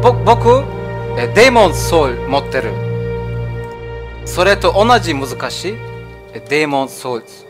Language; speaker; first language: Japanese; non-native, learner; German